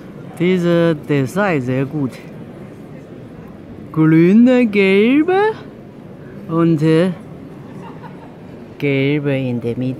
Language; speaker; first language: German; non-native, learner; Chinese